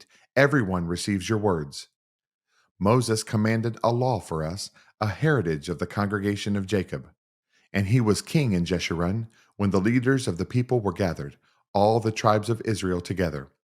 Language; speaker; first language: English; native; English